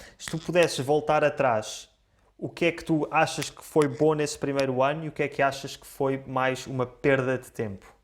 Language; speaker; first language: Portuguese; native; Portuguese